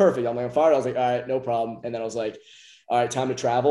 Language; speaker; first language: English; native; English